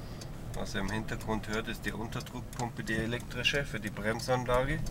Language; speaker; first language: German; native; German